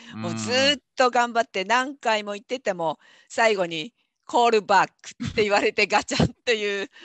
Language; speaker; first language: Japanese; native; Japanese